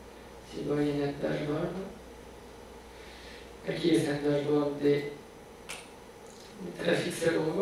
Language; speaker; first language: Spanish; non-native, fluent; French